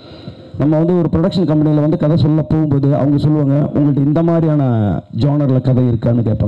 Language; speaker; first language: Tamil; native; Tamil